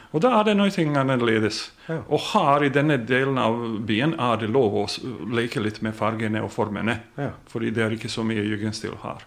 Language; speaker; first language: Norwegian; non-native, fluent; Bosnian